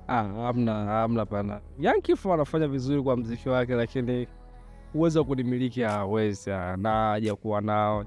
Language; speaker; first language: Swahili; native; Swahili